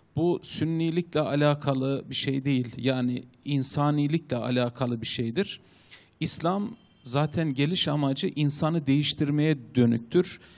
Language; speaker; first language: Turkish; native; Turkish